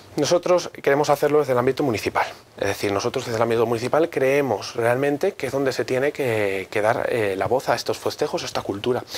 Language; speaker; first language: Spanish; native; Spanish